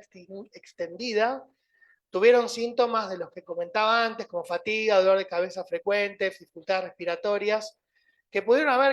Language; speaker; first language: Spanish; native; Spanish